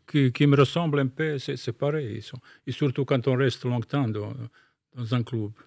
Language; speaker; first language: French; non-native, fluent; Bosnian